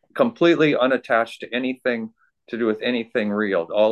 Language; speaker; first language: English; native; English